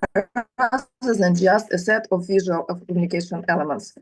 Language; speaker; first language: English; non-native, fluent; Ukrainian